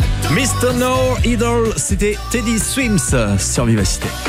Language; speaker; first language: French; native; French